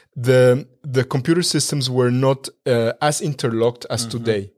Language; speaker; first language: English; non-native, fluent; Spanish